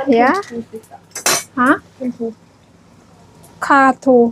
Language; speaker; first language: Norwegian; non-native, learner; Thai